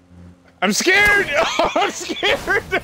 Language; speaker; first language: English; native; English